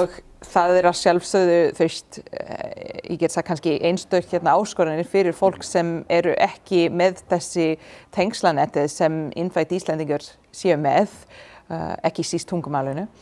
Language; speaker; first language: Icelandic; non-native, learner; English